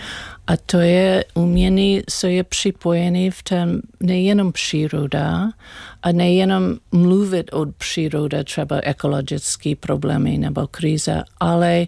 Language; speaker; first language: Czech; non-native, learner; English